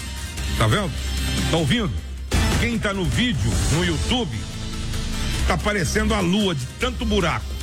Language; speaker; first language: Portuguese; native; Portuguese